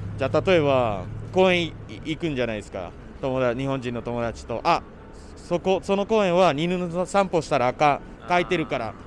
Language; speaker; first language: Japanese; early bilingual, other home language; Spanish